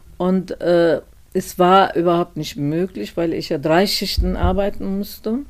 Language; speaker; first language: German; non-native, fluent; Turkish